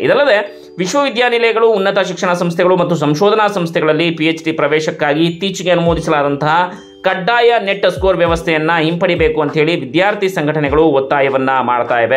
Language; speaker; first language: Kannada; native; Kannada